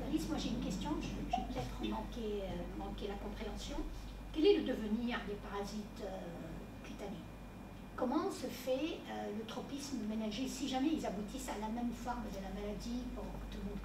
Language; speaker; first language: French; native; French